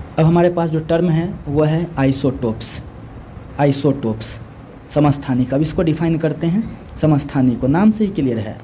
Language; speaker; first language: Hindi; native; Hindi